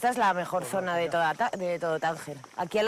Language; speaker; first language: Spanish; native; Spanish